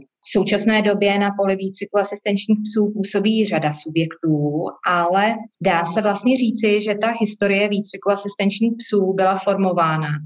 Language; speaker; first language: Czech; native; Czech